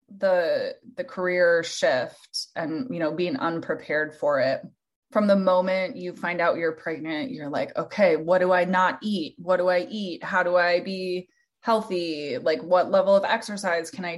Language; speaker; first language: English; native; English